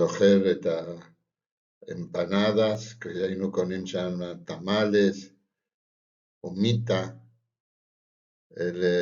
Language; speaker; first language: Hebrew; non-native, fluent; Spanish